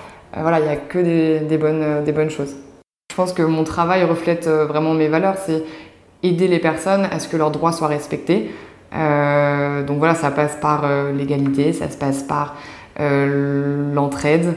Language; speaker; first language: French; native; French